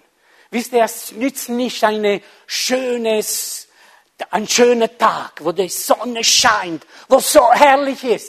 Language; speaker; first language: German; non-native, fluent; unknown